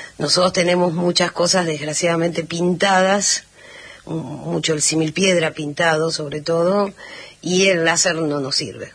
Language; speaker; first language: Spanish; native; Spanish